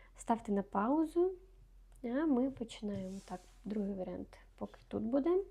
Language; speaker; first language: Ukrainian; non-native, local second language; Russian